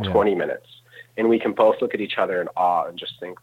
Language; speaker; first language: English; native; English